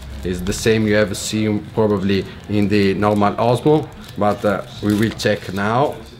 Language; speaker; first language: English; non-native, fluent; Italian